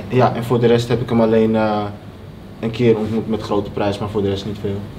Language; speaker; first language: Dutch; early bilingual, other home language; Papiamento